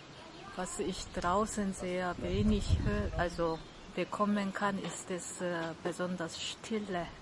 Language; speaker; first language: German; non-native, learner; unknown